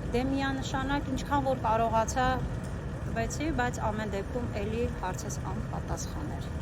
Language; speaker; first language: Armenian; non-native, local second language; Kurdish